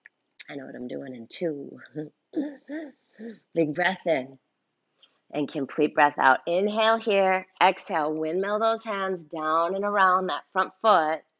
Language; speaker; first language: English; native; English